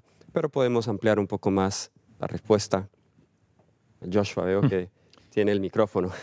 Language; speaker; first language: Spanish; native; Spanish